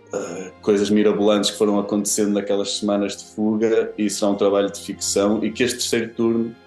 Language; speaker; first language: Portuguese; native; Portuguese